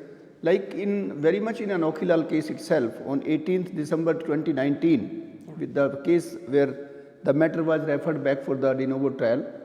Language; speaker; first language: English; non-native, local second language; Hindi